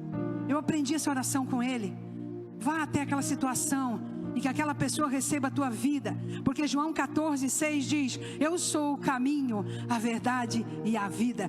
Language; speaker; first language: Portuguese; native; Portuguese